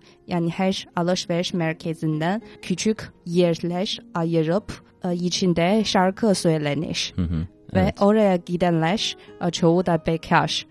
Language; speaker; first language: Turkish; non-native, fluent; Chinese